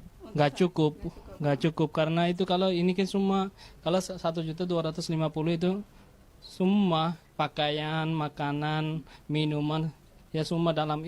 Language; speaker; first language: Indonesian; non-native, fluent; Rohingya